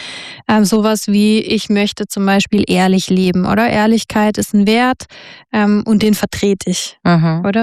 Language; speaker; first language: German; native; German